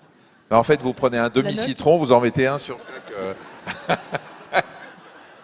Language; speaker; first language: French; native; French